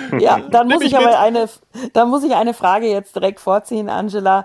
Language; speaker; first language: German; native; German